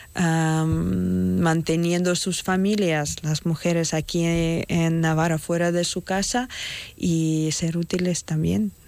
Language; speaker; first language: Spanish; non-native, fluent; Ukrainian